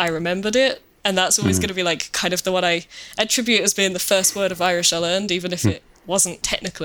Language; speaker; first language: English; native; English